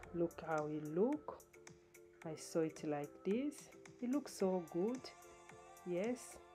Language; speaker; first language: English; non-native, learner; Lingala